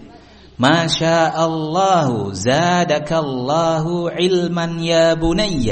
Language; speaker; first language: Arabic; non-native, fluent; Indonesian